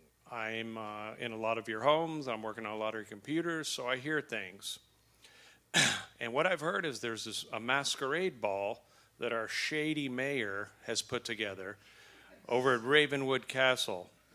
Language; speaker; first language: English; native; English